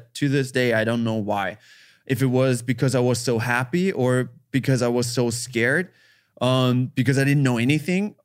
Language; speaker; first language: English; non-native, fluent; German